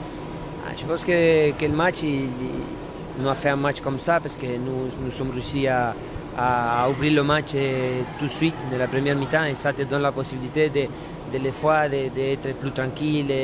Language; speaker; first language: French; non-native, learner; Spanish